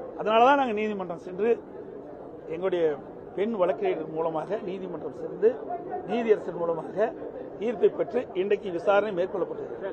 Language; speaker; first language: Tamil; native; Tamil